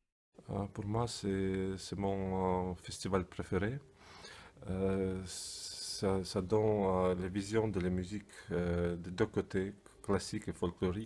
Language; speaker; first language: French; non-native, fluent; Russian